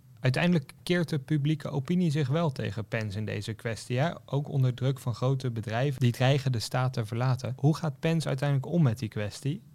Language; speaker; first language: Dutch; native; Dutch